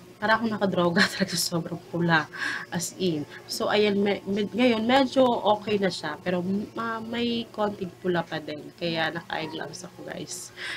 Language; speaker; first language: Filipino; non-native, local second language; Cebuano